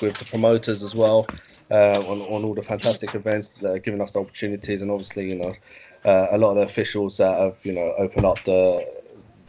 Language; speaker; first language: English; native; English